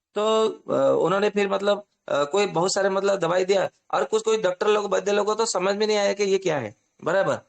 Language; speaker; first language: Hindi; non-native, local second language; Odia